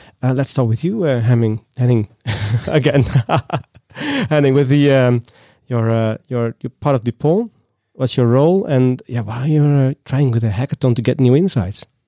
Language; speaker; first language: English; non-native, fluent; Dutch